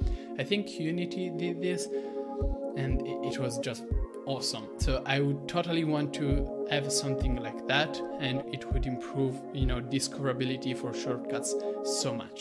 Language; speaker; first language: English; non-native, fluent; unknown